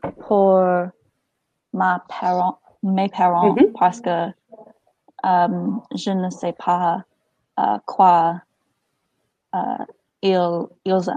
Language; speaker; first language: French; non-native, learner; English